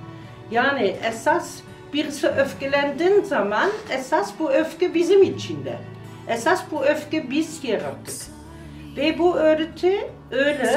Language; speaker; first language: Turkish; non-native, learner; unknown